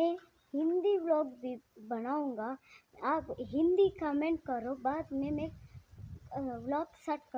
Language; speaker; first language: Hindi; non-native, learner; Kannada